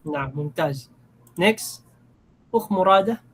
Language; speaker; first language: Arabic; non-native, fluent; Filipino